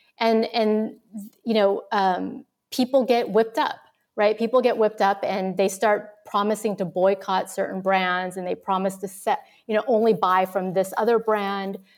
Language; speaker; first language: English; early bilingual, other home language; Vietnamese